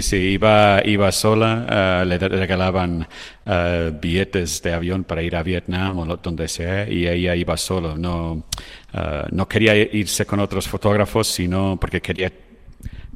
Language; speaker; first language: Spanish; non-native, fluent; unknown